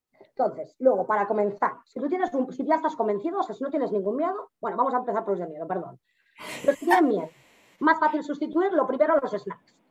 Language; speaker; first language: Spanish; native; Spanish